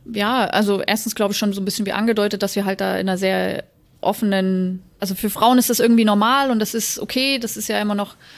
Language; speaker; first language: German; native; German